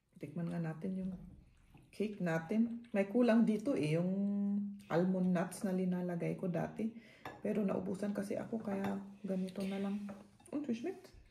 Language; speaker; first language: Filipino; non-native, fluent; German